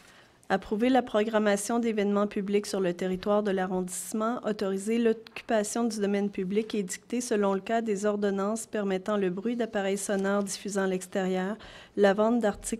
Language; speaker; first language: French; native; French